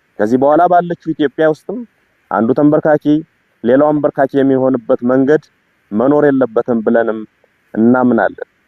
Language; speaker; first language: Amharic; native; Amharic